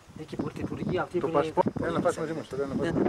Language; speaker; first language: Greek; non-native, learner; Romanian